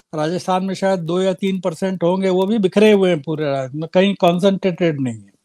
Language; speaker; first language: Hindi; native; Hindi